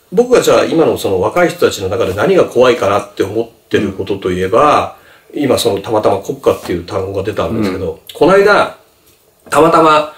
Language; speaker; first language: Japanese; native; Japanese